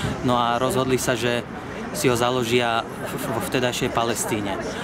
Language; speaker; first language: Slovak; non-native, fluent; Arabic